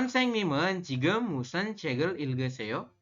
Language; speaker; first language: Korean; non-native, fluent; Indonesian